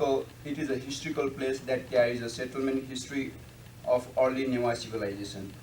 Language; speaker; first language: English; non-native, fluent; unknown